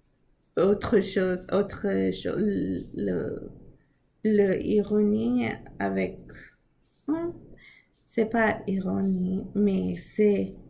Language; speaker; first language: French; non-native, learner; English